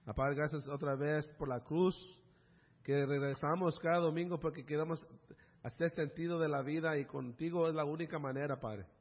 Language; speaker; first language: Spanish; early bilingual, heritage; Spanish